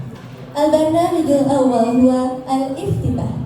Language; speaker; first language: Arabic; non-native, learner; Indonesian